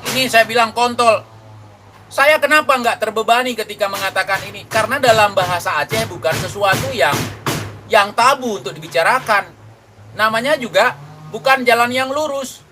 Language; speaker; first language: Indonesian; non-native, local second language; Achinese